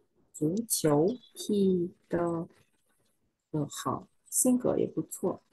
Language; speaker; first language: Chinese; non-native, learner; Vietnamese